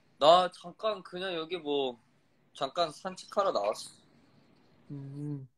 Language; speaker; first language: Korean; early bilingual, heritage; Korean